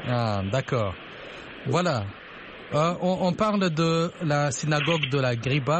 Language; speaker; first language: French; non-native, local second language; Rundi